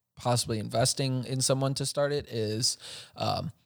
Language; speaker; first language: English; native; English